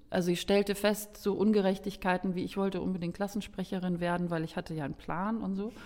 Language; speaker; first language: German; early bilingual, other home language; Lithuanian